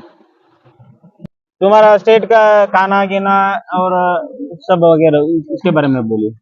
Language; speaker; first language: Hindi; non-native, local second language; Kannada